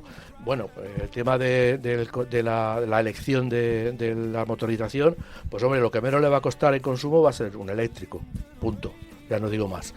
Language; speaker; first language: Spanish; native; Spanish